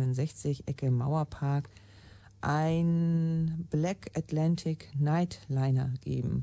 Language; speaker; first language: German; native; German